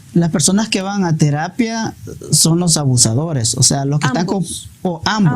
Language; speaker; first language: Spanish; native; Spanish